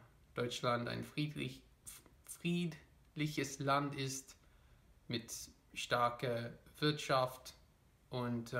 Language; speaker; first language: German; non-native, fluent; English